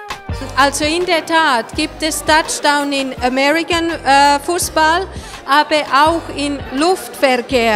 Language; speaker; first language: German; non-native, fluent; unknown